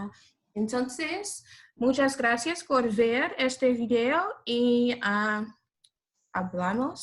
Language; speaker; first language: Spanish; non-native, learner; English